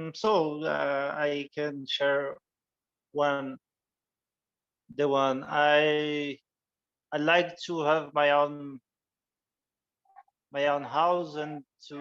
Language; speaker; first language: English; non-native, learner; Portuguese